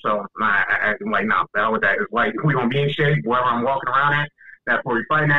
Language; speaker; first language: English; native; English